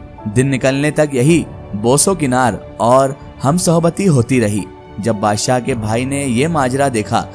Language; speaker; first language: Hindi; native; Hindi